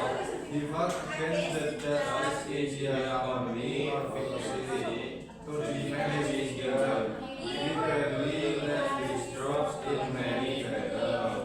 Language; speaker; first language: English; non-native, learner; Indonesian